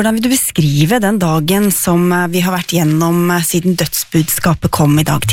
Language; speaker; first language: Norwegian; native; Norwegian